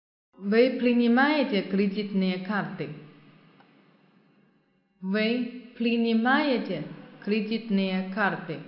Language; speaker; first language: Russian; non-native, fluent; Chinese